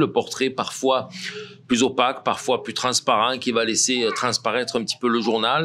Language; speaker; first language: French; native; French